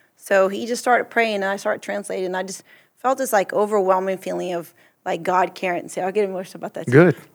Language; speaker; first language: English; early bilingual, other home language; Portuguese